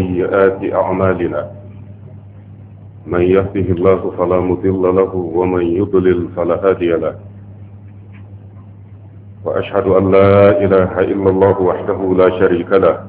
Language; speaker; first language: Arabic; non-native, fluent; Hausa